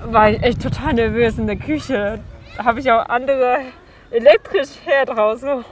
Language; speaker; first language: German; non-native, fluent; Chinese